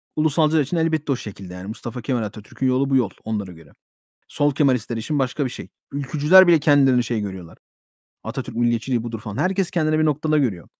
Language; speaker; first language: Turkish; early bilingual, heritage; Turkish